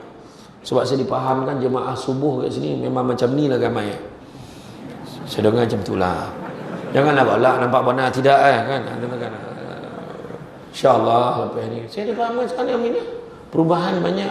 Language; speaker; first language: Malay; native; Malay